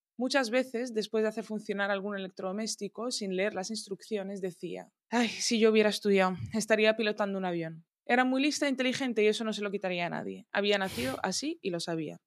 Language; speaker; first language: Spanish; early bilingual, other home language; Arabic